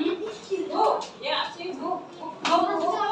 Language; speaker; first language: English; non-native, learner; Indonesian